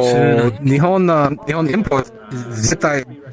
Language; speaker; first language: Japanese; non-native, learner; Spanish